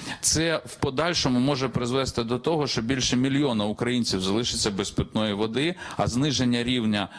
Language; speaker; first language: Ukrainian; native; Ukrainian